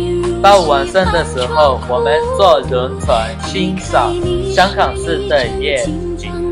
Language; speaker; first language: Chinese; non-native, learner; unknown